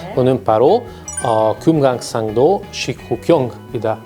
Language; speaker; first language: Korean; non-native, fluent; Hungarian